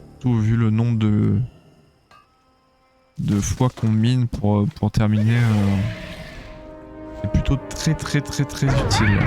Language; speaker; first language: French; native; French